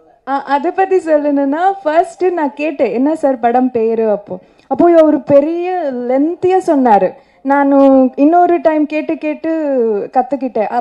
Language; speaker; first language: Tamil; non-native, learner; Kannada